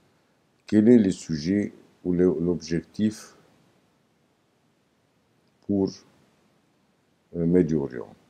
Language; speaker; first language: French; non-native, learner; Arabic